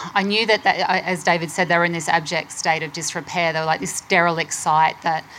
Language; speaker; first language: English; native; English